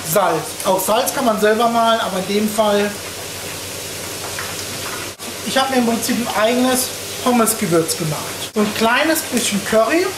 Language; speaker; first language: German; native; German